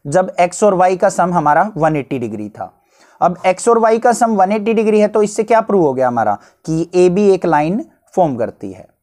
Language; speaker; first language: Hindi; native; Hindi